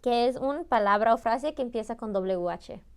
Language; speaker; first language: Spanish; early bilingual, heritage; Spanish